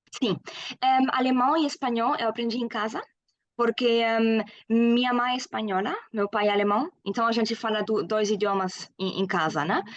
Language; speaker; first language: Portuguese; non-native, fluent; German